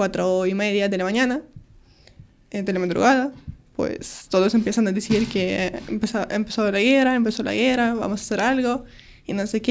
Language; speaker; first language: Spanish; non-native, learner; Ukrainian